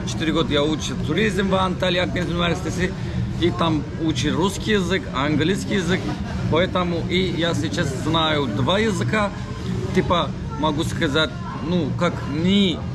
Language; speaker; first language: Russian; non-native, learner; Turkish